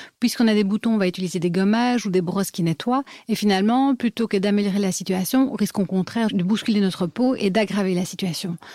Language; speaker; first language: French; native; French